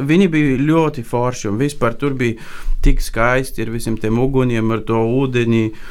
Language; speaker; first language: Latvian; non-native, fluent; Bulgarian